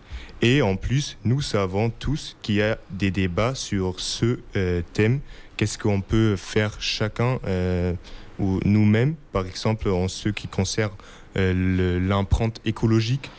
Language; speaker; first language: French; non-native, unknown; German